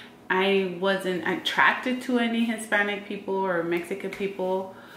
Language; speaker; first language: English; native; English